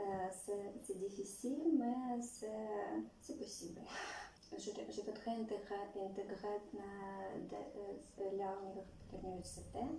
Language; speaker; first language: French; non-native, learner; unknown